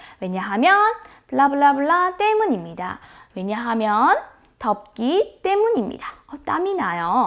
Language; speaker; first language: Korean; non-native, fluent; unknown